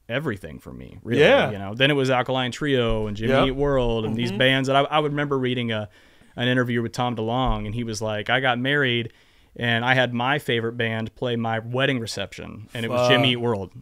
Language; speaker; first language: English; native; English